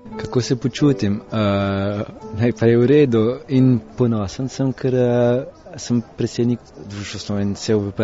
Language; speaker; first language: Slovenian; early bilingual, heritage; Slovenian